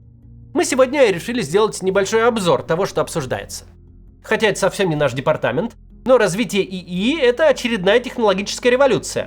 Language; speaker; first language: Russian; native; Russian